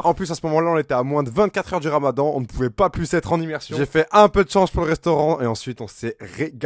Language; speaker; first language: French; native; French